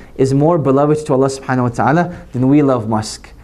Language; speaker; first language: English; native; English